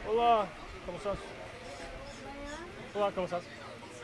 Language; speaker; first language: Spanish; non-native, learner; English